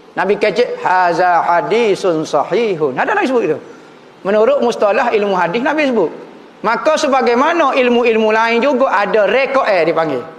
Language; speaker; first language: Malay; native; Malay